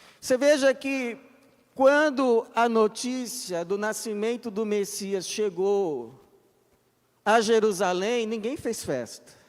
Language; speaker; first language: Portuguese; native; Portuguese